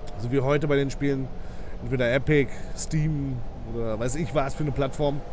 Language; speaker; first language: German; native; German